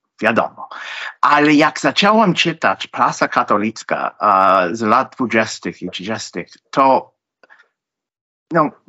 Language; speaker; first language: Polish; non-native, fluent; English